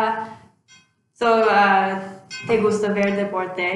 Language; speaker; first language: Spanish; non-native, learner; English